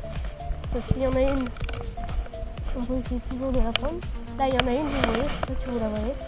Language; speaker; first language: French; native; French